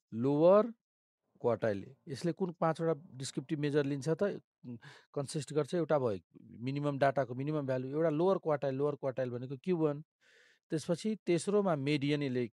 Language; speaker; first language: Nepali; non-native, local second language; Maithili